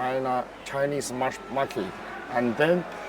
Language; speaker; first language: English; non-native, learner; Chinese